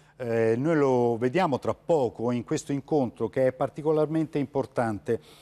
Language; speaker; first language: Italian; native; Italian